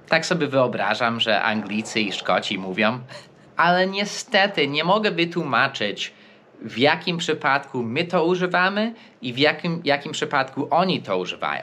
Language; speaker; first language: Polish; non-native, fluent; English